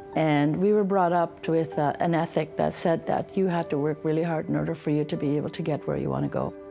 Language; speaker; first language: English; native; English